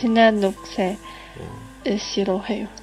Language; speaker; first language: Korean; non-native, learner; Chinese